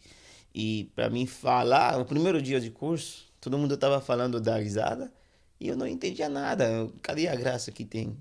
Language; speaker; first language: Portuguese; non-native, fluent; Haitian Creole